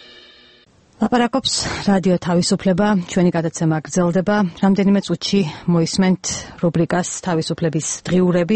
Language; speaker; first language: Georgian; native; Georgian